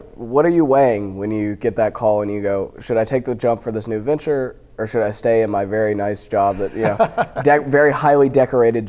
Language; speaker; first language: English; native; English